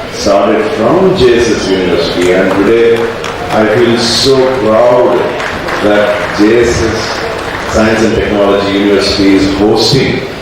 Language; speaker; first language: English; non-native, local second language; Kannada